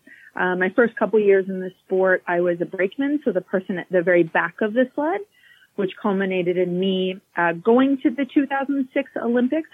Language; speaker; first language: English; native; English